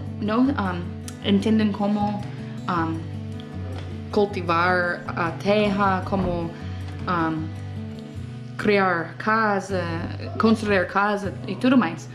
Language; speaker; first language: Portuguese; non-native, learner; English